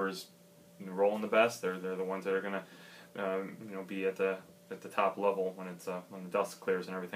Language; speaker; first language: English; native; English